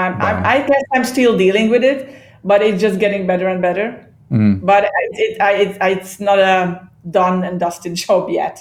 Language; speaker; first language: English; non-native, fluent; Hungarian